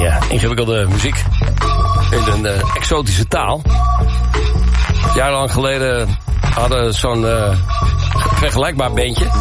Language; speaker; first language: Dutch; native; Dutch